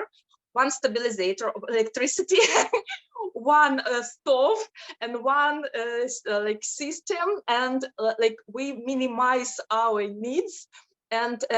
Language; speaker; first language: English; non-native, fluent; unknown